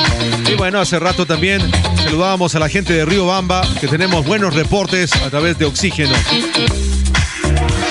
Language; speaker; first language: Spanish; native; Spanish